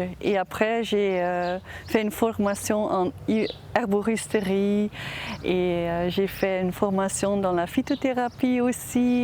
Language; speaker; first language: French; non-native, fluent; Dutch